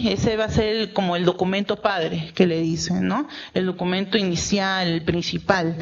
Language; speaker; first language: Spanish; native; Spanish